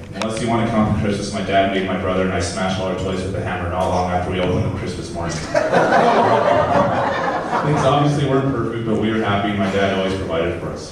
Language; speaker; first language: English; native; English